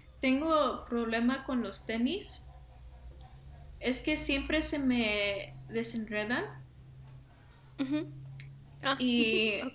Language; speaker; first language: Spanish; early bilingual, heritage; Spanish